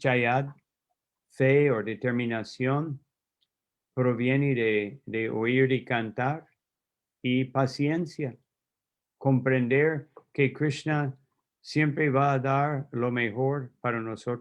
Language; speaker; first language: Spanish; non-native, fluent; English